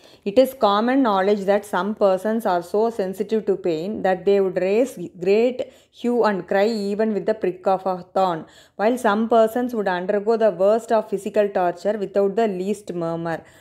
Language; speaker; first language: English; non-native, local second language; Tamil